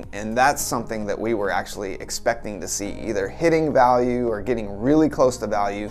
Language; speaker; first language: English; native; English